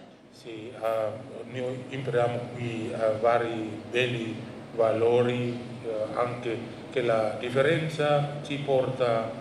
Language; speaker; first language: Italian; non-native, learner; Indonesian